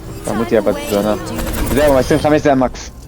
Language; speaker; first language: Hebrew; native; Hebrew